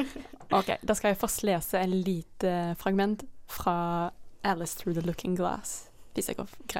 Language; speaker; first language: Norwegian; non-native, fluent; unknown